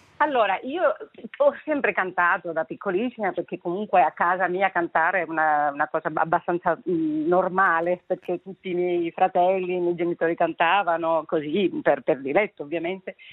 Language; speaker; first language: Italian; non-native, fluent; Spanish